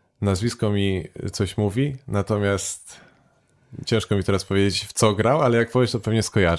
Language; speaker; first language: Polish; native; Polish